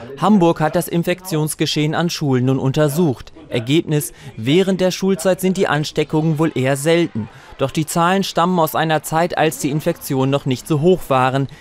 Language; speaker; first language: German; native; German